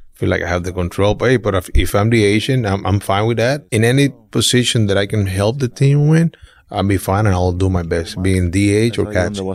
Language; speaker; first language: English; non-native, fluent; Spanish